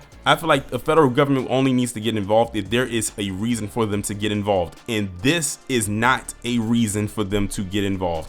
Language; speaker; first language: English; native; English